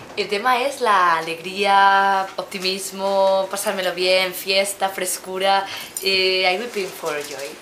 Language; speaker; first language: Spanish; native; Spanish